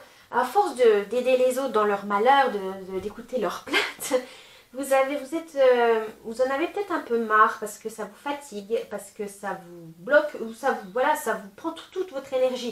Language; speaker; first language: French; native; French